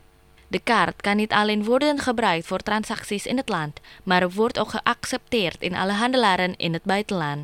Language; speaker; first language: Dutch; non-native, fluent; Indonesian